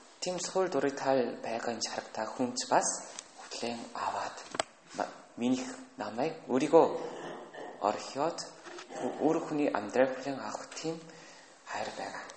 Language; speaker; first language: Mongolian; non-native, fluent; Korean